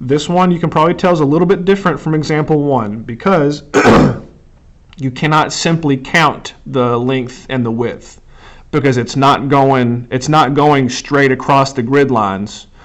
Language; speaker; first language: English; native; English